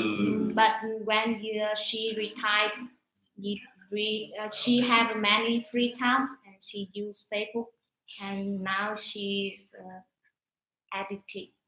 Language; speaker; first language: English; non-native, learner; Vietnamese